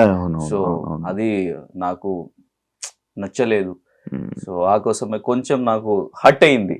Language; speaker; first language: Telugu; non-native, learner; Hindi